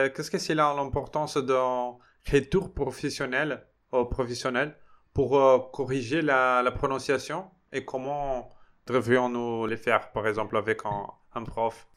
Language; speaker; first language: French; non-native, fluent; Portuguese